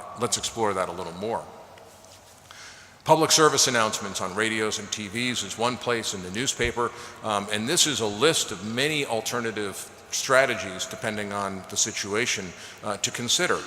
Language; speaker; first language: English; native; English